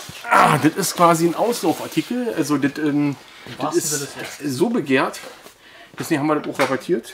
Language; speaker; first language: German; native; German